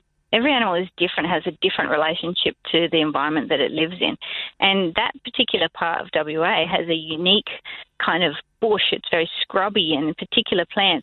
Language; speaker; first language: English; native; English